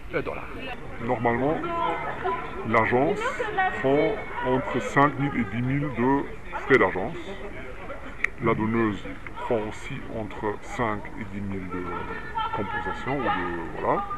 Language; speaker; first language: French; non-native, fluent; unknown